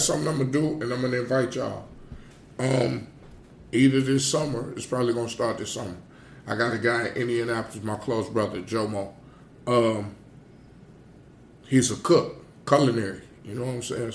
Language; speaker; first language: English; native; English